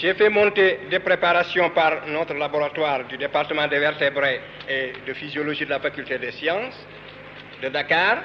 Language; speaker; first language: French; non-native, local second language; Wolof